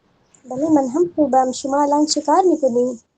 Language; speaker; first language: Persian; non-native, learner; Urdu